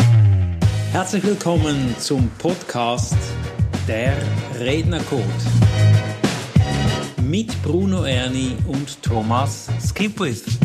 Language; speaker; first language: German; native; German